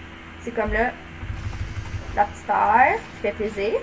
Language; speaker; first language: French; native; French